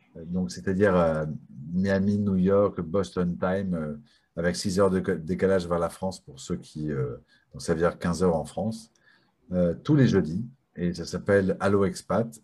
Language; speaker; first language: French; native; French